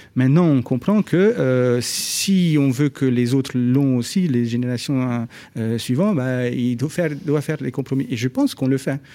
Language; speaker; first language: French; non-native, fluent; Hungarian